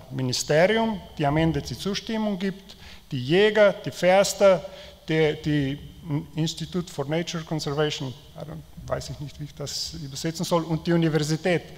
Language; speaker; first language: German; non-native, fluent; Slovenian